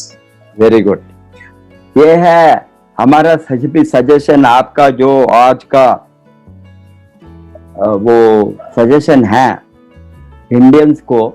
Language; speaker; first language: Hindi; non-native, local second language; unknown